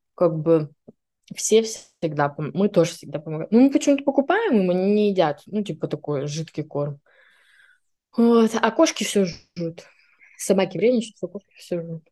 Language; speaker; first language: Russian; native; Russian